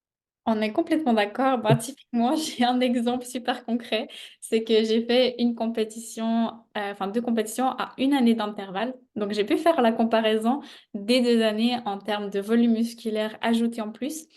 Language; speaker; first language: French; native; French